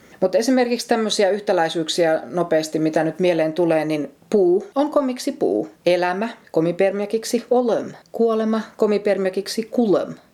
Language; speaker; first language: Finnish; native; Finnish